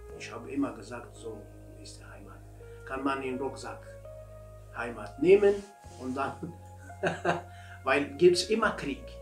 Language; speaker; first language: German; non-native, learner; Kurdish